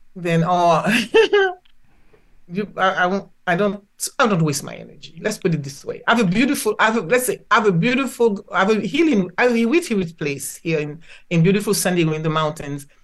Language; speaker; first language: English; non-native, fluent; Haitian Creole